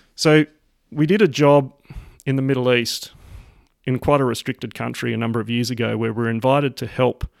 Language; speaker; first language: English; native; English